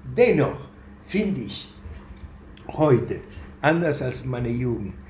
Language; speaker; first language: German; non-native, fluent; Spanish